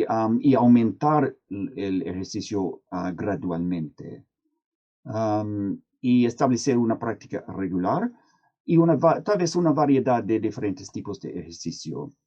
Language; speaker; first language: Spanish; non-native, fluent; English